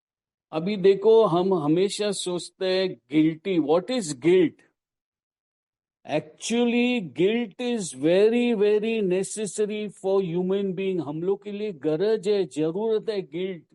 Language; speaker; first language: Hindi; non-native, local second language; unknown